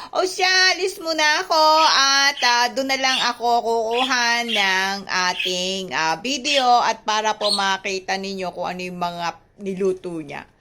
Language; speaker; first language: Filipino; native; Filipino